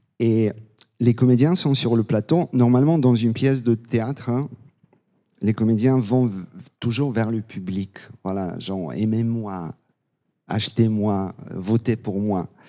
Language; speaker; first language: French; non-native, fluent; Bulgarian